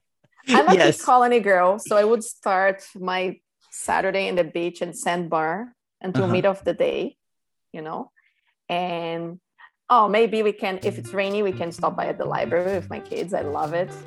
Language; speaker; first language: English; non-native, fluent; Portuguese